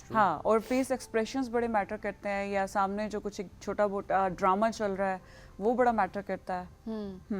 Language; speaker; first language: Urdu; non-native, local second language; Punjabi